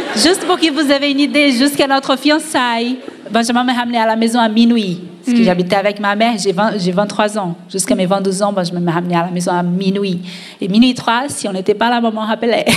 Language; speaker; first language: French; non-native, fluent; Portuguese